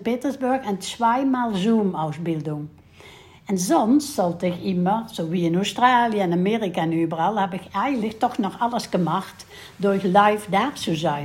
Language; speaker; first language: German; non-native, fluent; Dutch